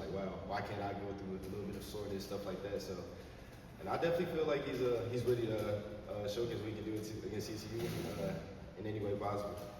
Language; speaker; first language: English; native; English